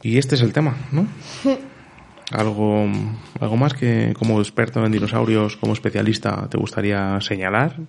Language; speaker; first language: Spanish; native; Spanish